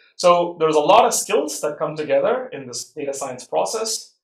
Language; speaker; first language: English; non-native, local second language; Tamil